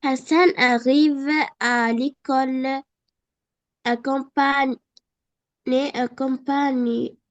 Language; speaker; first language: French; non-native, learner; Arabic